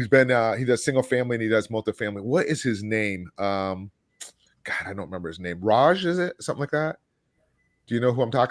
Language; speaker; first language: English; native; English